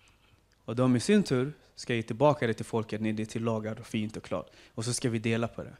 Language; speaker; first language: Swedish; non-native, fluent; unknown